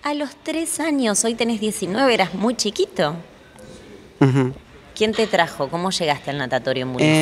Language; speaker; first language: Spanish; native; Spanish